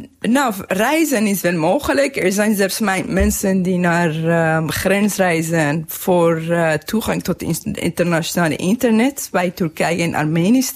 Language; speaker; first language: Dutch; non-native, fluent; Persian